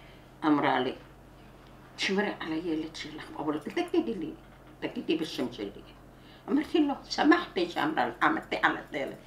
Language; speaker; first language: Hebrew; non-native, learner; Arabic